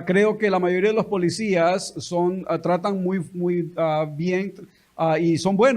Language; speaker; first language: Spanish; native; Spanish